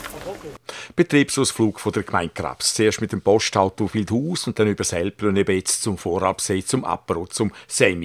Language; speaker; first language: German; native; German